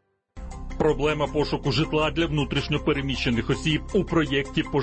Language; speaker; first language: Ukrainian; native; Ukrainian